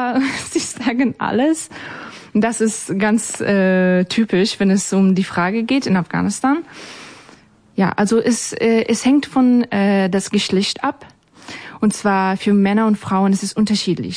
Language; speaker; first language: German; non-native, learner; Persian